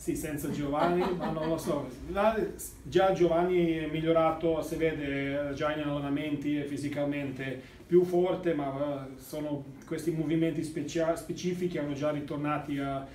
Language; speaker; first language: Italian; non-native, learner; Serbian